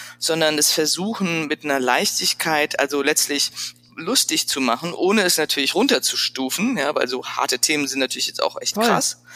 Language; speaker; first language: German; native; German